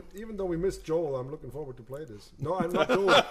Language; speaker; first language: English; non-native, fluent; German